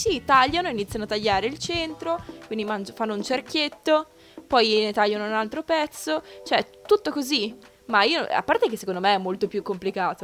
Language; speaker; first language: Italian; native; Italian